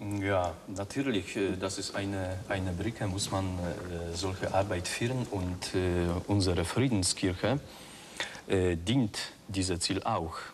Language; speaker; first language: German; non-native, learner; Polish